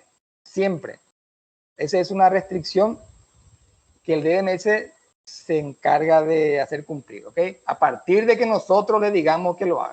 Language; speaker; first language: Spanish; native; Spanish